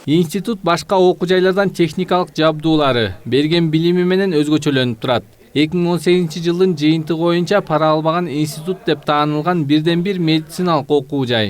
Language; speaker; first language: Kyrgyz; native; Kyrgyz